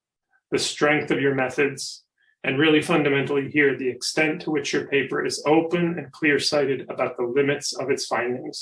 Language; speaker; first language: English; native; English